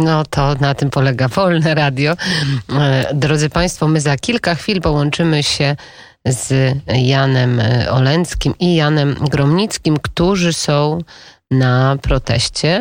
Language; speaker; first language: Polish; native; Polish